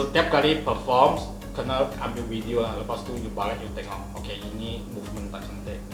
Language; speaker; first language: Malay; non-native, local second language; Chinese